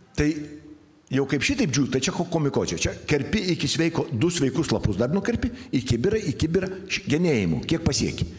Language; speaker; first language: Lithuanian; native; Lithuanian